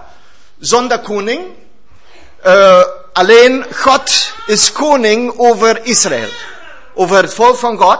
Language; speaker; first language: Dutch; non-native, learner; German